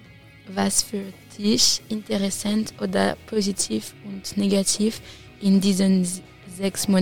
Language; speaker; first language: German; non-native, learner; French